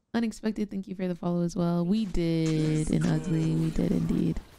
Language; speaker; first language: English; native; English